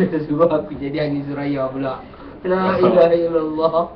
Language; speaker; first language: Malay; native; Malay